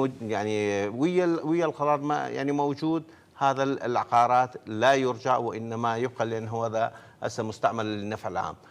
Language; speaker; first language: Arabic; non-native, local second language; Kurdish